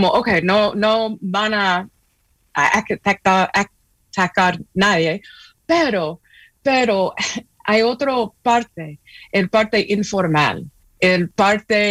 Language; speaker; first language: Spanish; non-native, fluent; English